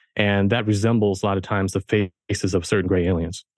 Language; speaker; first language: English; early bilingual, heritage; German